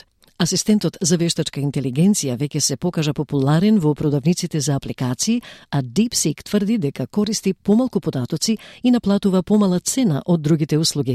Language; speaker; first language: Macedonian; native; Macedonian